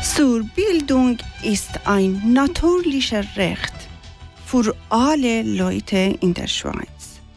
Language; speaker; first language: German; non-native, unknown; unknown